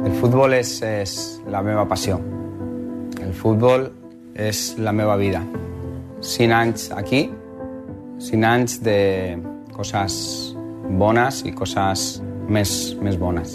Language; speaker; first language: Catalan; non-native, local second language; Spanish